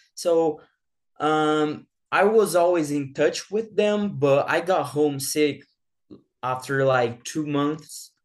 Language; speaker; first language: English; non-native, fluent; Portuguese